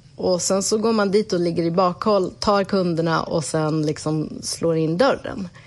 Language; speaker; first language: Swedish; native; Swedish